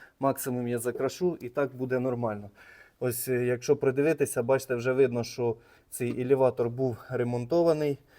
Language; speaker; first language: Ukrainian; native; Ukrainian